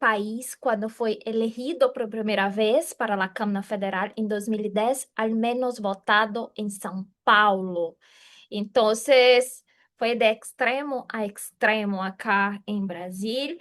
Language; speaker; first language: Spanish; non-native, fluent; Portuguese